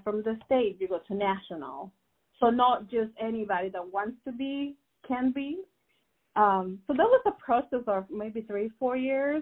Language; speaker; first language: English; non-native, fluent; Spanish